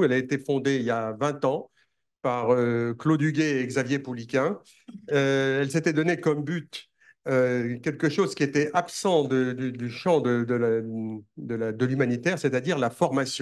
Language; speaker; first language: French; native; French